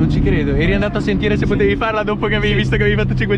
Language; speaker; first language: Italian; native; Italian